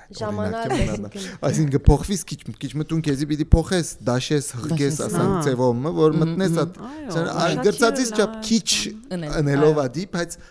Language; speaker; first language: Armenian; early bilingual, heritage; Armenian